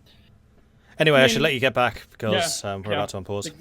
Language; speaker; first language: English; native; English